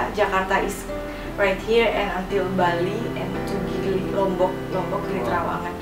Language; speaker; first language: English; non-native, learner; Indonesian